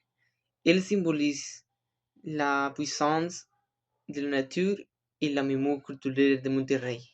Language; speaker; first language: French; non-native, learner; Spanish